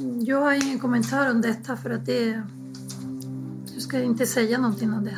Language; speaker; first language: Swedish; non-native, fluent; Spanish